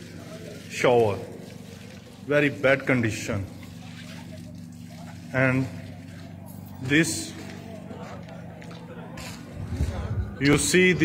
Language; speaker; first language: English; non-native, learner; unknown